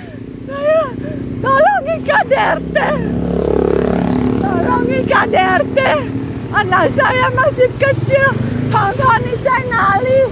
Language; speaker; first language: Chinese; non-native, fluent; Indonesian